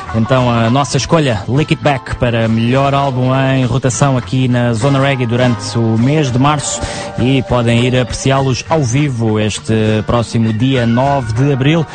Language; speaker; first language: Portuguese; native; Portuguese